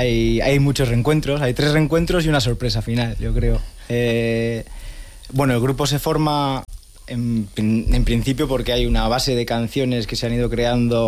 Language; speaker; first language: Spanish; native; Spanish